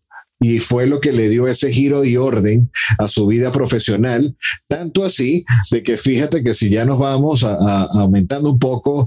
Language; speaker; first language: Spanish; native; Spanish